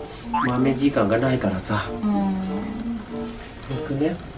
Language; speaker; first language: Japanese; non-native, fluent; Vietnamese